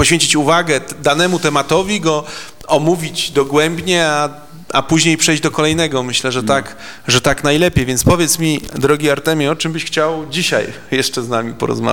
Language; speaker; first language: Polish; native; Polish